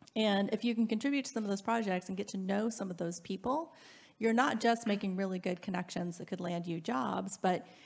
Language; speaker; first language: English; native; English